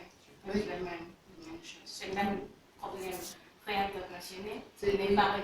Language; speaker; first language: French; non-native, learner; Spanish